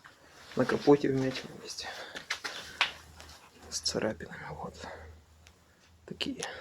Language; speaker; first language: Russian; native; Russian